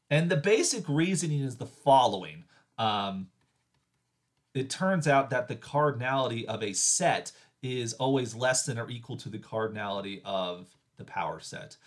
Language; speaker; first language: English; native; English